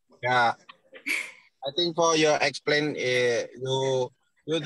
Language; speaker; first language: English; non-native, learner; Indonesian